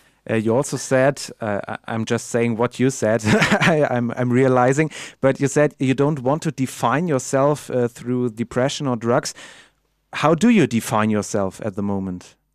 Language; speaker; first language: English; non-native, fluent; German